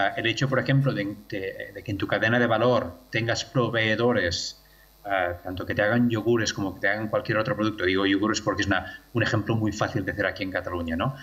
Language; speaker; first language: Spanish; non-native, local second language; Catalan